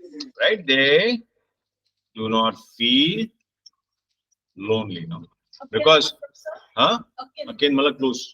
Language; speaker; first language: English; non-native, local second language; Hindi